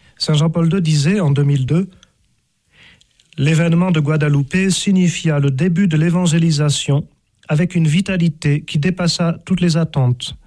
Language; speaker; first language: French; native; French